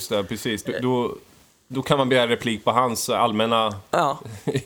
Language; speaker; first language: Swedish; native; Swedish